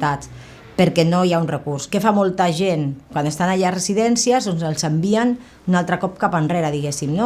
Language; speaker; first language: Catalan; native; Catalan